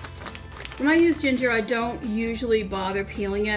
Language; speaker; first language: English; native; English